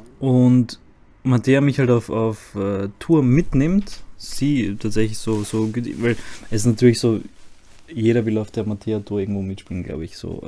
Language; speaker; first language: German; early bilingual, other home language; Croatian